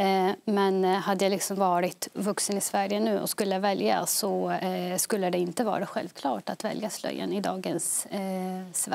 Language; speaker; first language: Swedish; early bilingual, other home language; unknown